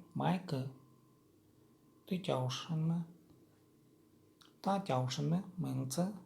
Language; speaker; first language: Chinese; non-native, learner; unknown